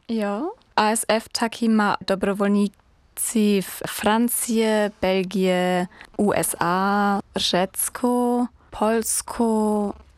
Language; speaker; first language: Czech; non-native, learner; German